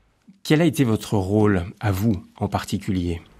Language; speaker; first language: French; native; French